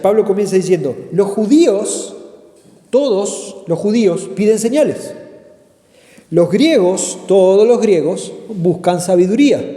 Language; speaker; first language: Spanish; native; Spanish